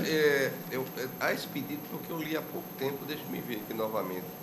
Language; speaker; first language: Portuguese; native; Portuguese